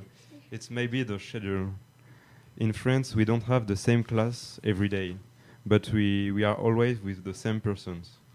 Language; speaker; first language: English; non-native, fluent; French